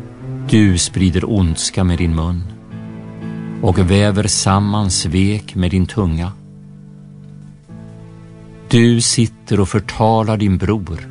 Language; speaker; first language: Swedish; native; Swedish